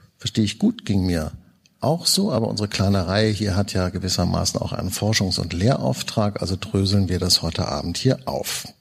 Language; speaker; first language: German; native; German